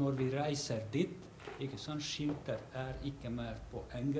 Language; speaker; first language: Norwegian; non-native, fluent; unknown